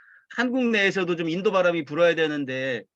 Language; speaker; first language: Korean; native; Korean